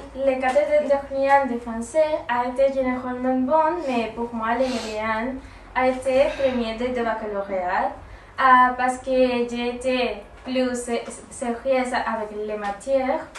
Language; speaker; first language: French; non-native, learner; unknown